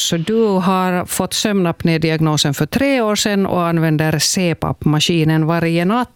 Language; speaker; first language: Swedish; native; Swedish